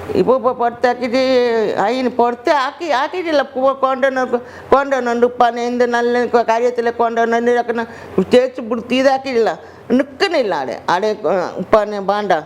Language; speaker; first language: Malayalam; non-native, learner; Hindi